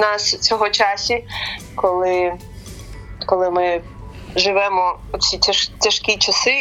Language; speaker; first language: Ukrainian; non-native, local second language; Russian